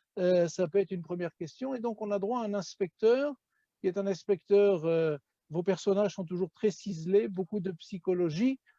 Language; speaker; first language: French; native; French